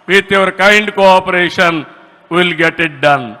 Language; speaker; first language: English; non-native, local second language; Telugu